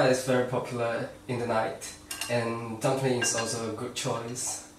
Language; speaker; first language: English; non-native, fluent; Chinese